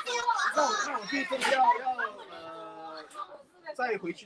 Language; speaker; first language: Chinese; early bilingual, heritage; Chinese